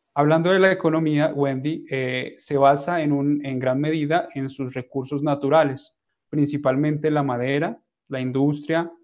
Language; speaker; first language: Spanish; native; Spanish